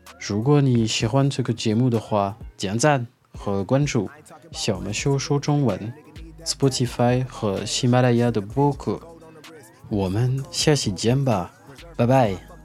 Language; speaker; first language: Chinese; non-native, fluent; French